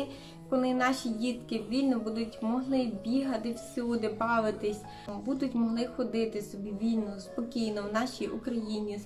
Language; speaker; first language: Ukrainian; native; Ukrainian